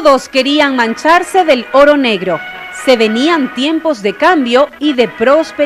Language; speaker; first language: Spanish; native; Spanish